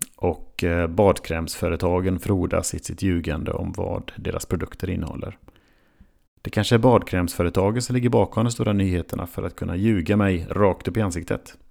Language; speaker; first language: Swedish; native; Swedish